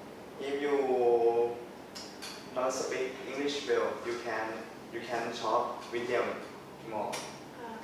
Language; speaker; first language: English; non-native, learner; Thai